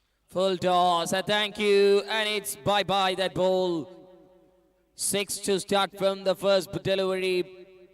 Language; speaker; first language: English; non-native, local second language; Malayalam